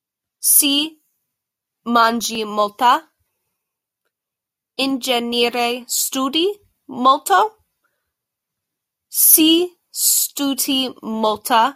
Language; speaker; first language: Italian; non-native, learner; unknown